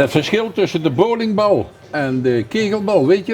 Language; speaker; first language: Dutch; native; Dutch